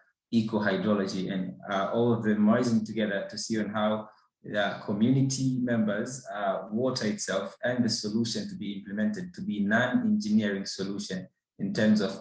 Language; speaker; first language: English; non-native, local second language; Swahili